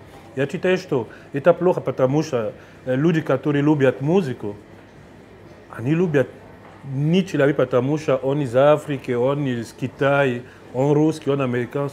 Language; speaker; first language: Russian; non-native, fluent; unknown